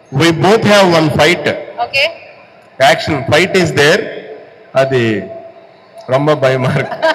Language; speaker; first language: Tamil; non-native, learner; Telugu